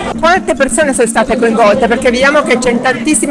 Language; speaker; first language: Italian; native; Italian